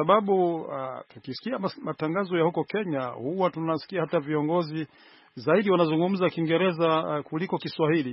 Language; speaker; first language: Swahili; non-native, local second language; Rundi